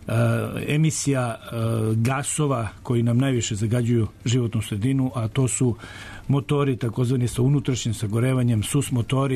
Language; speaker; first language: Serbian; native; Serbian